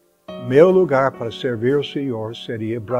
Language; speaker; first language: Portuguese; non-native, fluent; English